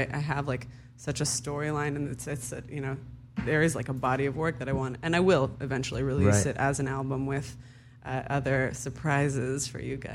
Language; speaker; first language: English; early bilingual, other home language; Hebrew